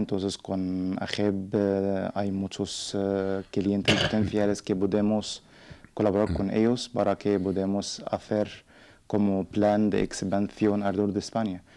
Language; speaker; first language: Spanish; non-native, learner; Arabic